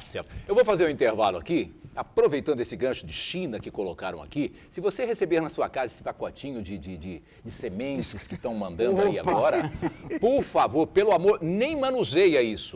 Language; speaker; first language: Portuguese; native; Portuguese